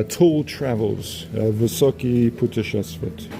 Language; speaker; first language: Russian; non-native, learner; English